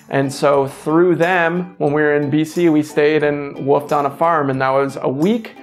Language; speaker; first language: English; native; English